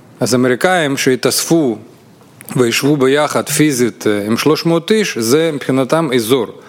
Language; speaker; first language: Hebrew; non-native, fluent; Russian